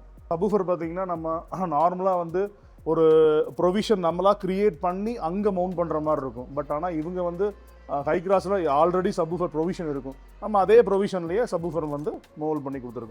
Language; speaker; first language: Tamil; native; Tamil